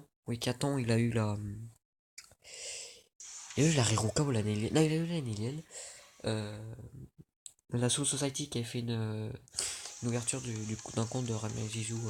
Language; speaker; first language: French; native; French